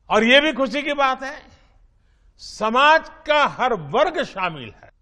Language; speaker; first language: Hindi; non-native, local second language; Gujarati